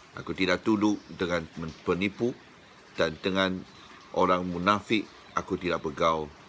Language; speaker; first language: Malay; non-native, local second language; Chinese